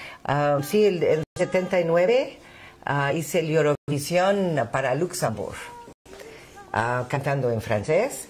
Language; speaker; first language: Spanish; non-native, fluent; English